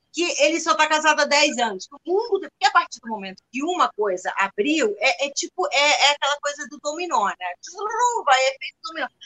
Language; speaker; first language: Portuguese; non-native, fluent; English